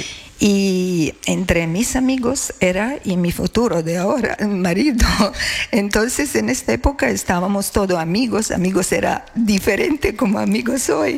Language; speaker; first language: Spanish; non-native, learner; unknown